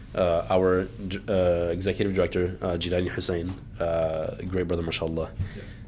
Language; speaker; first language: English; early bilingual, other home language; Arabic